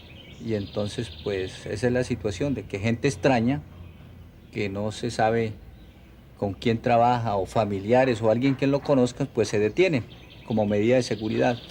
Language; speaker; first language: Spanish; native; Spanish